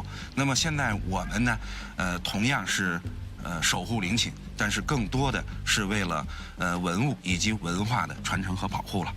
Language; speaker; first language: Chinese; native; Chinese